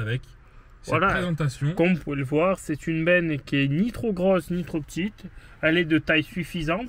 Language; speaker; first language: French; native; French